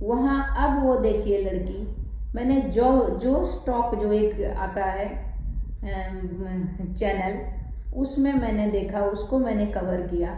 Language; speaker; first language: Hindi; native; Hindi